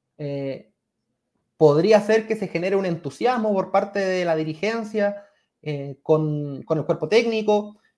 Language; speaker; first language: Spanish; native; Spanish